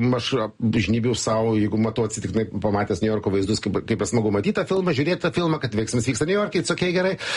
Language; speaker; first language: Lithuanian; native; Lithuanian